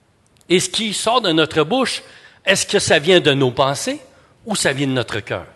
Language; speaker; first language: French; native; French